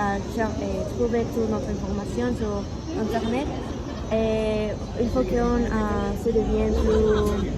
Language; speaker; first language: French; non-native, learner; Spanish